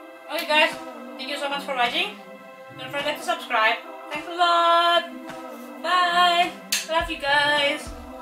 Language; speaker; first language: English; non-native, learner; Indonesian